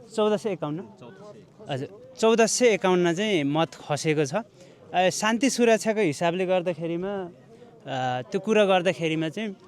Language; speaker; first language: Nepali; native; Nepali